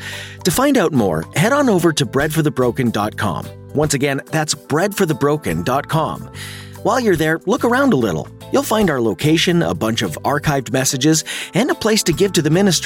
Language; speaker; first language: English; native; English